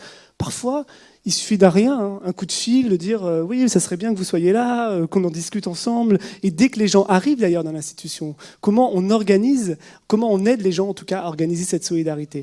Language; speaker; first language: French; native; French